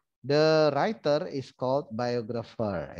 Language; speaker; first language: English; non-native, fluent; Indonesian